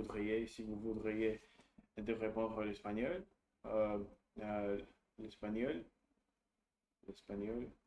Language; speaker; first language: French; non-native, learner; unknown